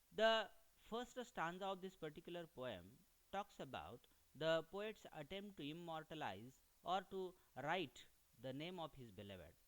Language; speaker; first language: English; non-native, local second language; Marathi